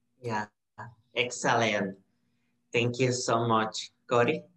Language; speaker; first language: English; non-native, learner; Spanish